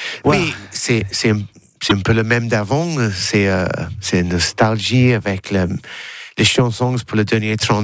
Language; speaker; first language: French; non-native, learner; English